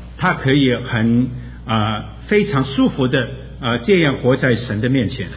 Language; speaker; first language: Chinese; non-native, local second language; Wu Chinese